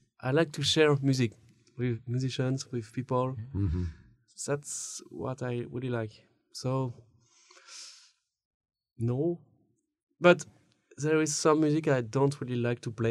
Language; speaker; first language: English; non-native, learner; French